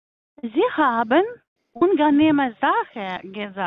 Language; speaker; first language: German; non-native, learner; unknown